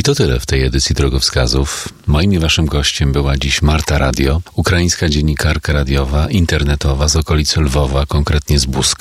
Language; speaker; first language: Polish; native; Polish